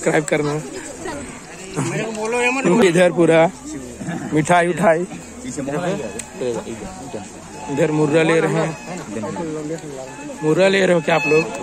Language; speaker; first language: Hindi; native; Hindi